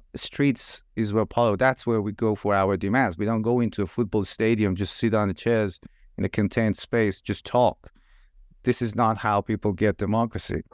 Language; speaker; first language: English; non-native, fluent; Persian